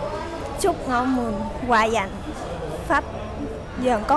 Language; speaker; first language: Cantonese; early bilingual, heritage; Cantonese